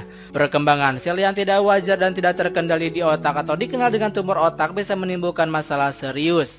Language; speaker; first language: Indonesian; native; Indonesian